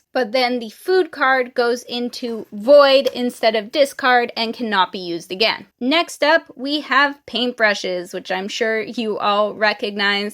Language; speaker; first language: English; native; English